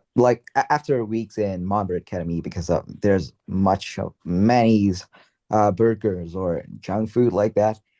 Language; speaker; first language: English; non-native, learner; Vietnamese